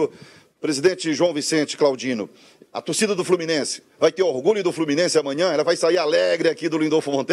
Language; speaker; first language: Portuguese; native; Portuguese